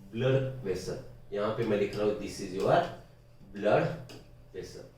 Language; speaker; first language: Hindi; non-native, local second language; Marathi